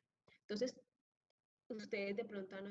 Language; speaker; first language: Spanish; native; Spanish